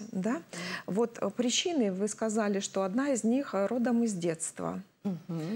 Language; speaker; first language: Russian; native; Russian